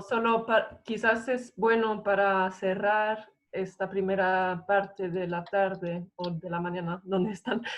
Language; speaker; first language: Spanish; non-native, fluent; English